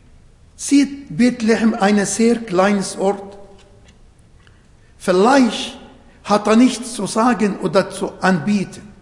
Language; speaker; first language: German; non-native, fluent; Arabic